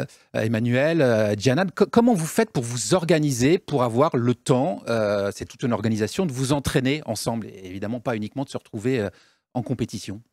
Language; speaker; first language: French; native; French